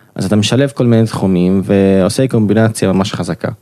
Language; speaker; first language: Hebrew; non-native, local second language; Arabic